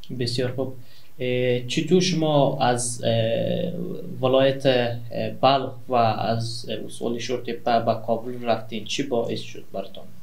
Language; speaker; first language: Persian; non-native, local second language; Turkmen